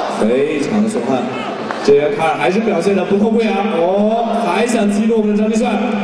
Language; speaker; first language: Chinese; native; Chinese